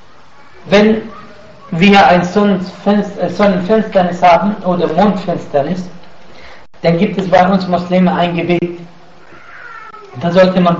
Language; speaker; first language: German; non-native, fluent; Arabic